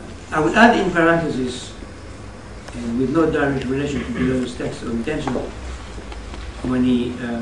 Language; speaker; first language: English; non-native, fluent; French